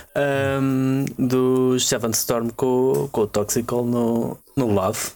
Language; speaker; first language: Portuguese; native; Portuguese